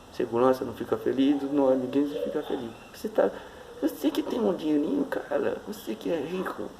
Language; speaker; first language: Portuguese; non-native, fluent; Haitian Creole